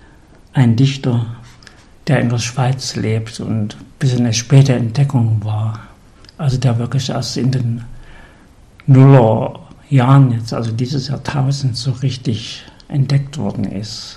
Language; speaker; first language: German; native; German